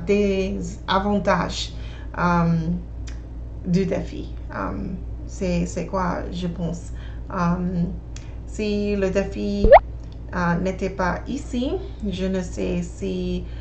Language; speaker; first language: French; non-native, learner; English